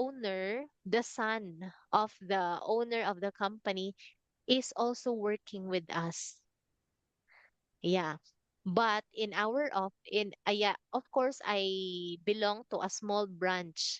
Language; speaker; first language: English; non-native, fluent; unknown